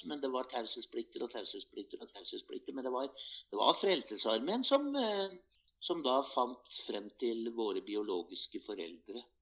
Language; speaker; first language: Norwegian; native; Norwegian